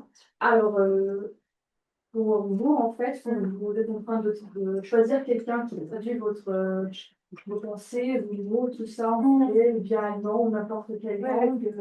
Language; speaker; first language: French; non-native, fluent; English